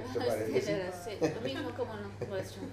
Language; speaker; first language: Spanish; non-native, fluent; English